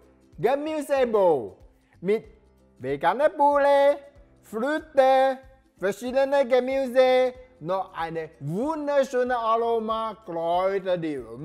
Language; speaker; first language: German; non-native, learner; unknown